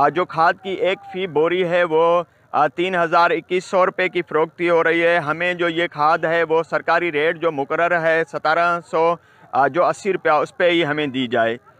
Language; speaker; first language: Urdu; native; Urdu